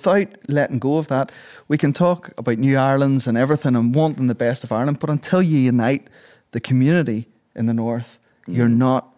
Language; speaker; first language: English; native; English